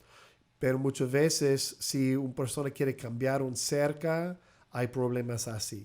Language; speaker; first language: Spanish; early bilingual, heritage; Spanish